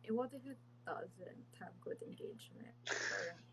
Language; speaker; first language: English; non-native, local second language; Filipino